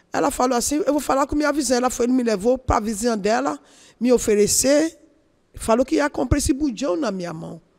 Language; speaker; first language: Portuguese; non-native, learner; Yoruba